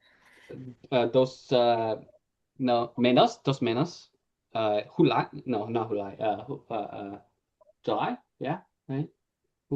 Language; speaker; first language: Spanish; non-native, learner; English